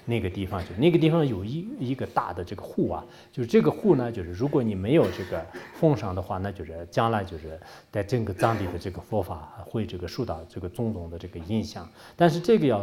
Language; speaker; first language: Chinese; non-native, local second language; Tibetan